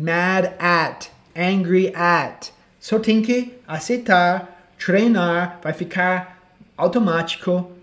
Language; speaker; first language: Portuguese; non-native, fluent; English